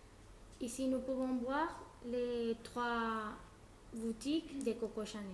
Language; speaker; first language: French; non-native, learner; Spanish